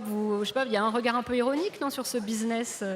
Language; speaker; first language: French; native; French